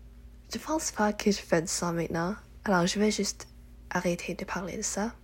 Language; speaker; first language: French; non-native, learner; English